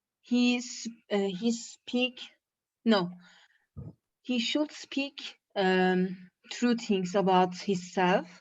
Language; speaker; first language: English; non-native, learner; Turkish